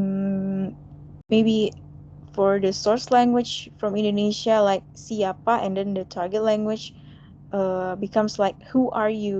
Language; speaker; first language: English; non-native, fluent; Indonesian